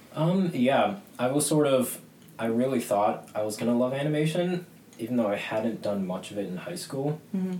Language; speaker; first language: English; native; English